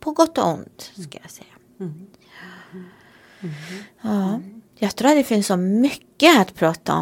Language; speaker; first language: Swedish; non-native, fluent; Romanian